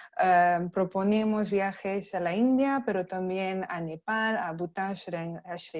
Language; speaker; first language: Spanish; non-native, fluent; French